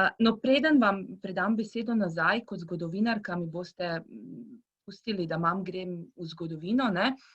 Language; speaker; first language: Slovenian; early bilingual, heritage; Croatian